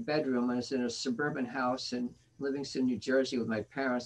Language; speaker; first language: English; native; English